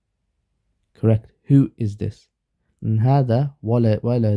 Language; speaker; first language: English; native; English